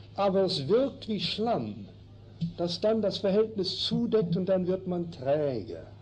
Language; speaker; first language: German; early bilingual, heritage; German